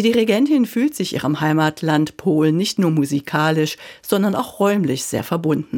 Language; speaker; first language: German; native; German